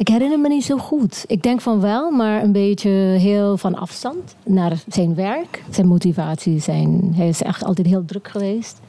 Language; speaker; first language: Dutch; non-native, local second language; Papiamento